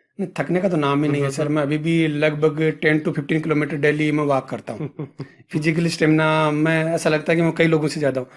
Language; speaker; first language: Hindi; native; Hindi